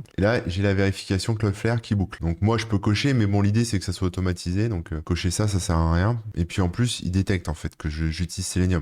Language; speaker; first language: French; native; French